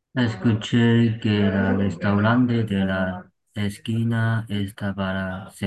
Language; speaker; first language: Spanish; non-native, learner; Chinese